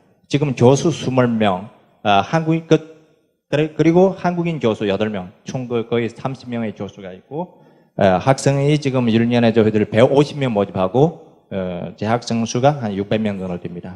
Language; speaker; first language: Korean; non-native, fluent; Chinese